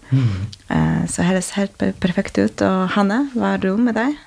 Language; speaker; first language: Norwegian; non-native, fluent; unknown